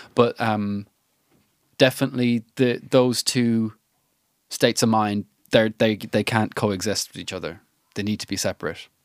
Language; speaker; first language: English; native; English